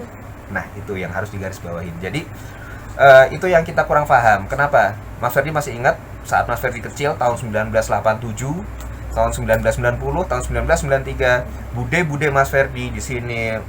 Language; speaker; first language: Indonesian; native; Indonesian